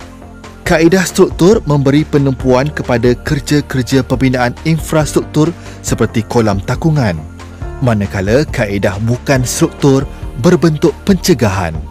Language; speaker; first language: Malay; native; Malay